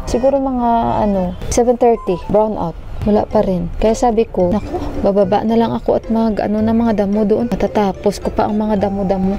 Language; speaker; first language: Filipino; native; Filipino